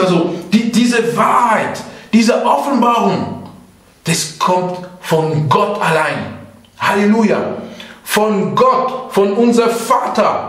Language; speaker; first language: German; non-native, fluent; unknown